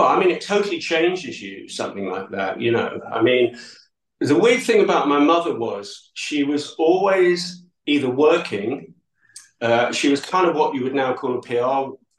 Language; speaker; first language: English; native; English